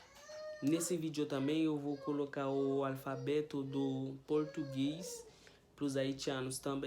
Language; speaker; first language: Portuguese; non-native, fluent; Haitian Creole